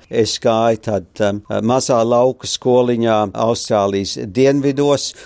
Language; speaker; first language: Latvian; early bilingual, heritage; Latvian